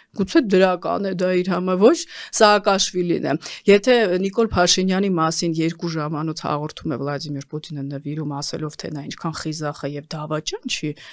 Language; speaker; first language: Armenian; native; Armenian